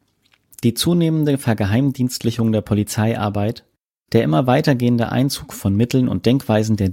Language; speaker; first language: German; native; German